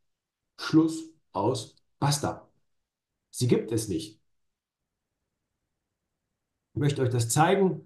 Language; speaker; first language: German; native; German